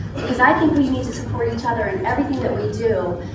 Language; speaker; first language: English; native; English